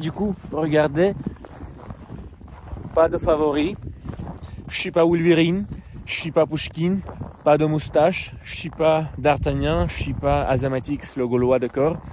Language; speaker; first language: French; non-native, fluent; Russian